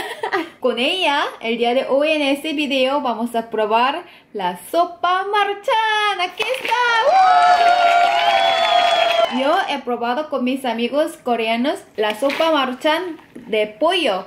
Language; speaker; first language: Spanish; non-native, fluent; Korean